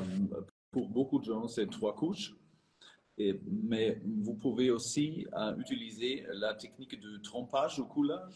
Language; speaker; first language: French; non-native, fluent; German